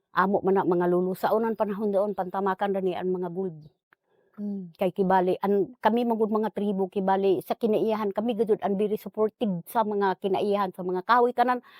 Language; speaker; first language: Cebuano; non-native, local second language; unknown